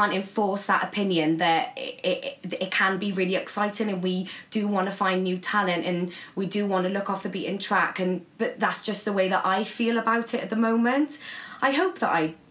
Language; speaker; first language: English; native; English